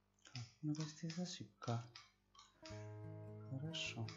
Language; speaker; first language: Russian; non-native, learner; Spanish